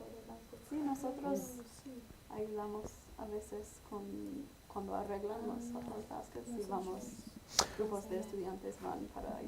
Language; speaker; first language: Spanish; non-native, fluent; English